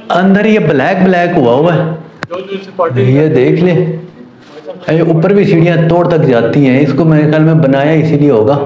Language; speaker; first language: Urdu; non-native, local second language; Punjabi